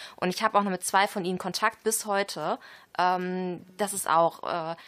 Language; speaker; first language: German; native; German